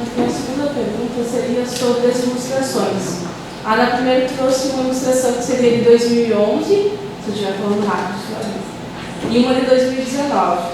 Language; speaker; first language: Portuguese; native; Portuguese